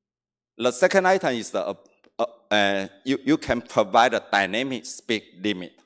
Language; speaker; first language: English; non-native, learner; Chinese